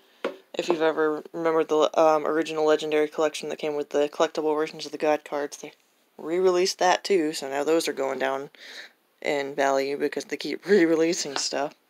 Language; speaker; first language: English; native; English